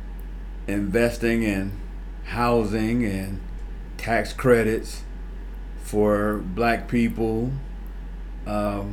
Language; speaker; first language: English; native; English